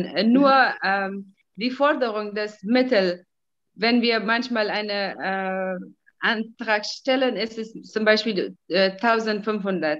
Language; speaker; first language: German; non-native, fluent; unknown